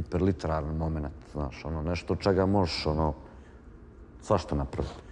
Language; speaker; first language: Croatian; native; Croatian